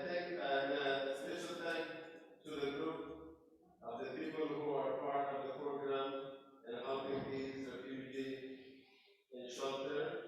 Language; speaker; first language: English; non-native, local second language; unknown